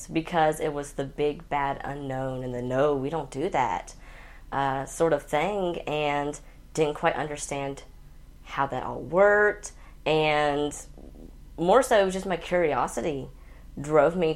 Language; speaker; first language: English; native; English